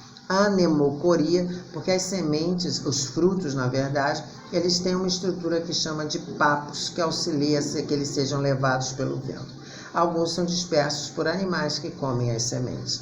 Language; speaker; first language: Portuguese; native; Portuguese